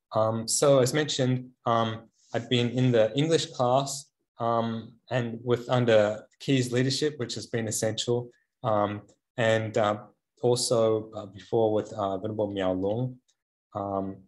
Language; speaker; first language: English; native; English